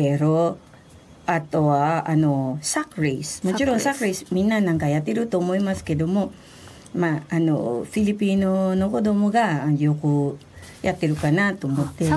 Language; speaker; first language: Japanese; non-native, fluent; Filipino